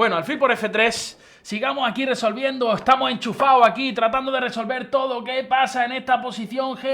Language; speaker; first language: Spanish; native; Spanish